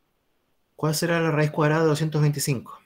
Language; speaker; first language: Spanish; native; Spanish